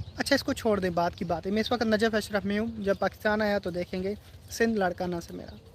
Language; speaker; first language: Urdu; non-native, local second language; Sindhi